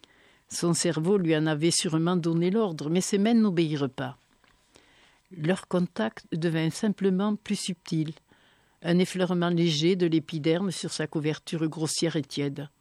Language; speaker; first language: French; native; French